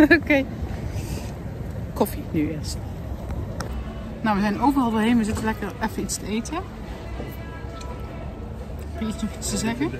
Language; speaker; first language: Dutch; native; Dutch